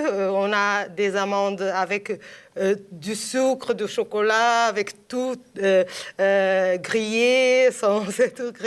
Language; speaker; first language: French; non-native, fluent; Portuguese